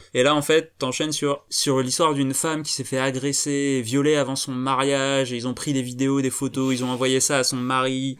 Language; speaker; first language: French; native; French